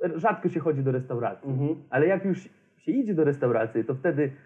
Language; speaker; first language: Polish; non-native, fluent; Romanian